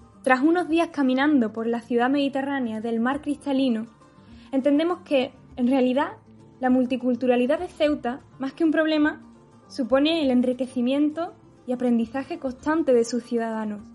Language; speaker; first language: Spanish; native; Spanish